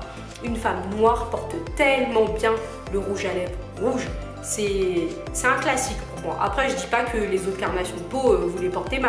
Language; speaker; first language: French; native; French